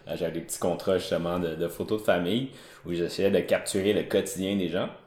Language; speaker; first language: French; native; French